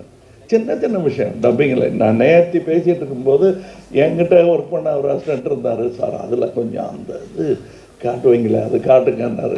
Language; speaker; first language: Tamil; native; Tamil